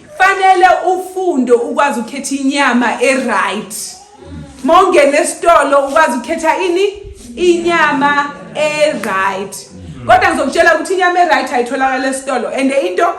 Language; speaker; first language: Zulu; native; Zulu